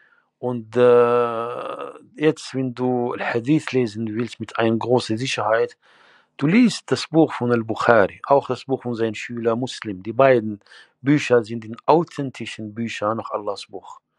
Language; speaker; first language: German; non-native, fluent; Arabic